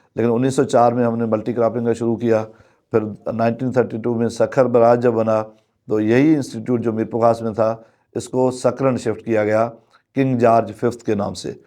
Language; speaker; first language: Urdu; non-native, local second language; Sindhi